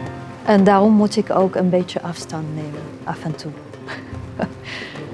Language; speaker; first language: Dutch; non-native, fluent; Arabic